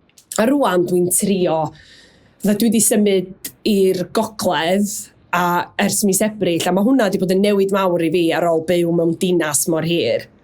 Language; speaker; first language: Welsh; native; Welsh